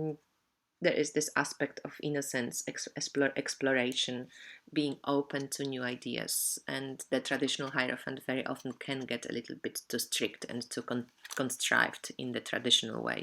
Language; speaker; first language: English; non-native, fluent; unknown